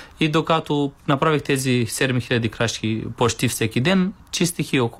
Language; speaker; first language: Bulgarian; non-native, learner; Romanian